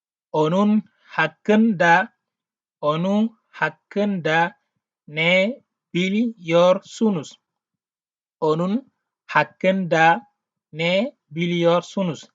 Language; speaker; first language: Turkish; non-native, learner; Wolof